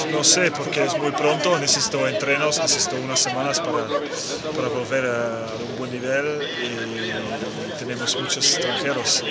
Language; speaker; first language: Spanish; non-native, fluent; Dutch